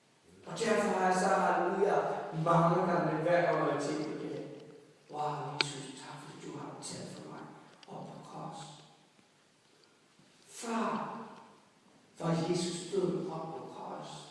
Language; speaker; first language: Danish; non-native, fluent; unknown